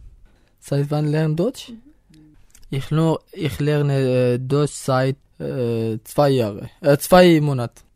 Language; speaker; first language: German; non-native, learner; Arabic